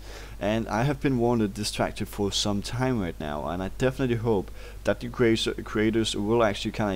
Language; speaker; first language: English; non-native, fluent; Danish